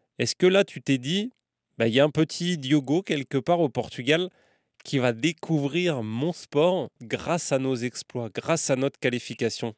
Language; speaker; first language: French; native; French